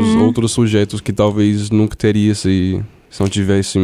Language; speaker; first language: Portuguese; non-native, fluent; English